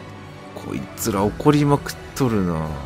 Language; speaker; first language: Japanese; native; Japanese